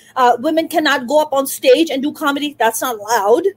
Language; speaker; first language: English; non-native, local second language; Urdu